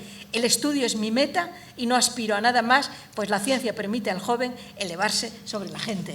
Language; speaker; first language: Spanish; native; Spanish